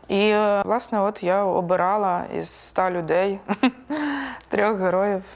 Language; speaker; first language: Ukrainian; native; Ukrainian